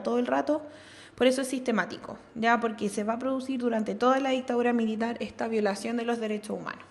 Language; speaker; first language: Spanish; native; Spanish